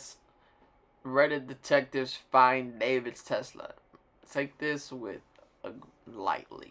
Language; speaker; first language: English; native; English